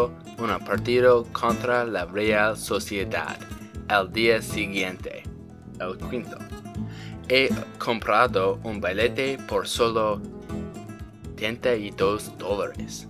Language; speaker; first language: Spanish; non-native, learner; English